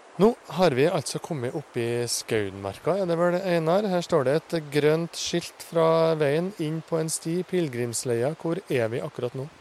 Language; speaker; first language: Norwegian; native; Norwegian